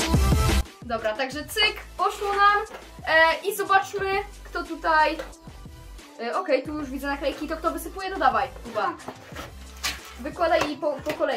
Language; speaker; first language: Polish; native; Polish